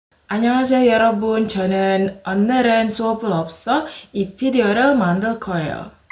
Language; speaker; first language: Korean; non-native, learner; Indonesian